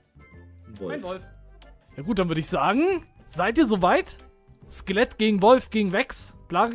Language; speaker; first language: German; native; German